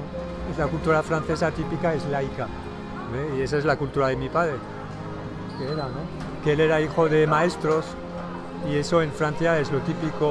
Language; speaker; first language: Spanish; non-native, fluent; French